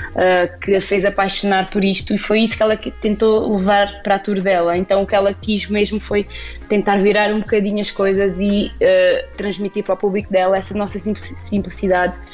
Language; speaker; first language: Portuguese; native; Portuguese